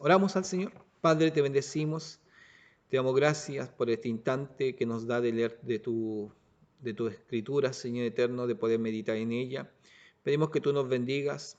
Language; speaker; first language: Spanish; native; Spanish